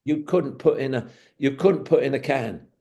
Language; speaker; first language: English; native; English